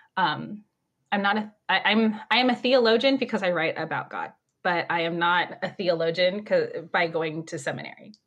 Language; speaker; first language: English; native; English